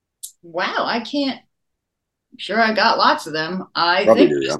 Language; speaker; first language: English; native; English